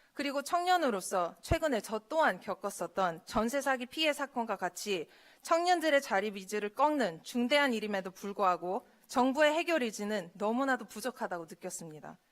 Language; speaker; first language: Korean; early bilingual, heritage; Korean